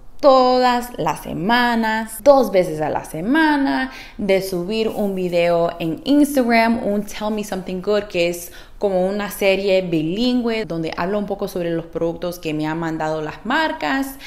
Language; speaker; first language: Spanish; early bilingual, heritage; Spanish